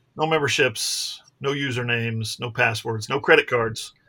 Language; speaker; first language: English; native; English